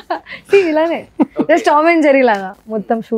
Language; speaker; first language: Telugu; non-native, fluent; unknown